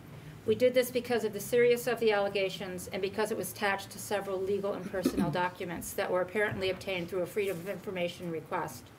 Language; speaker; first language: English; native; English